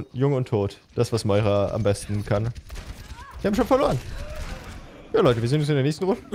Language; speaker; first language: German; native; German